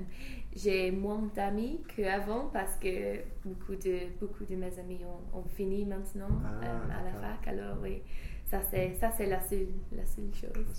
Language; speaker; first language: French; non-native, fluent; English